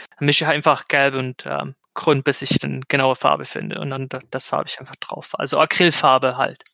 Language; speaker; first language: German; non-native, fluent; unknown